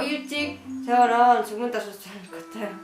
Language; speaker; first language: Korean; non-native, learner; Finnish